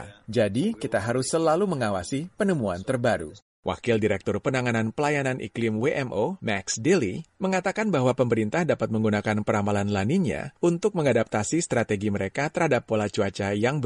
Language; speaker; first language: Indonesian; native; Indonesian